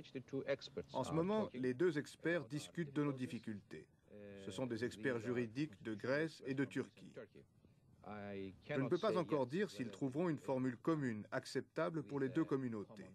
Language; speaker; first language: French; non-native, fluent; Turkish